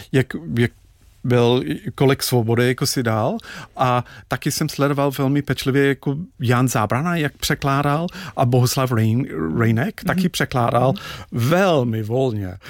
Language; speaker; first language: Czech; non-native, fluent; English